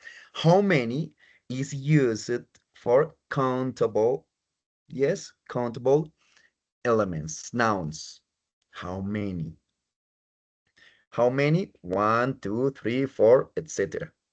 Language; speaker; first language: English; non-native, fluent; Spanish